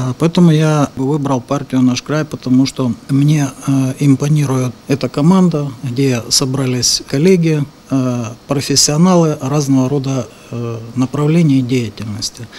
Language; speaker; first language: Russian; native; Russian